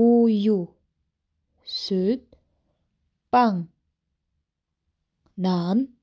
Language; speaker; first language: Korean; non-native, fluent; Kyrgyz